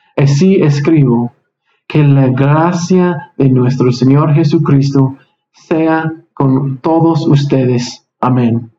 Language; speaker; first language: Spanish; non-native, fluent; English